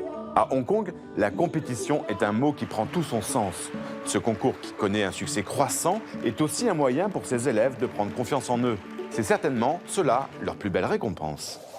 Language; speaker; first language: French; native; French